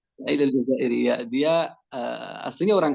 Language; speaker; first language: Indonesian; non-native, learner; Persian